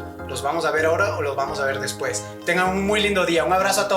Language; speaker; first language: Spanish; native; Spanish